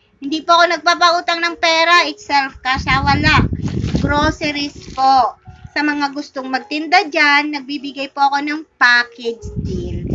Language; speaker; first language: Filipino; native; Filipino